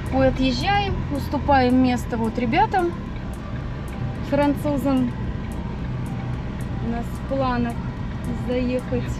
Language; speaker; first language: Russian; native; Russian